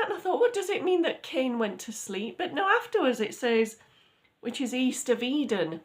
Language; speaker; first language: English; native; English